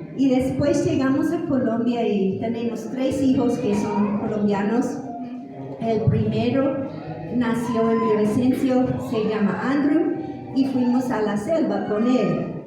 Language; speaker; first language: Spanish; non-native, fluent; English